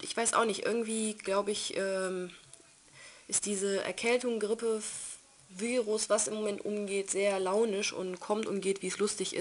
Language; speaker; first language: German; native; German